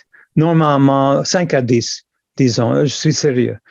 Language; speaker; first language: French; non-native, local second language; English